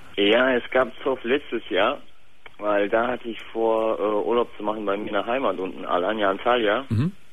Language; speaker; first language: German; early bilingual, other home language; Turkish